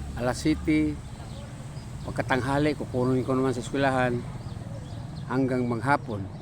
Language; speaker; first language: Filipino; non-native, local second language; Cebuano